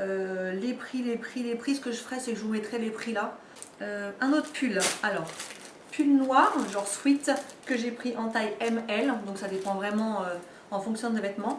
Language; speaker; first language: French; native; French